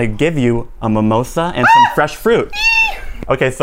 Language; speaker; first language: English; native; English